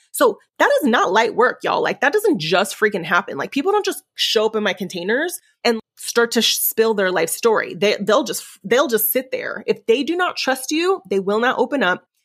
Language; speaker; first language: English; early bilingual, other home language; Spanish